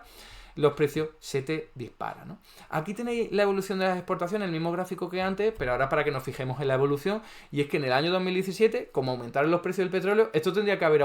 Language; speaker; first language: Spanish; native; Spanish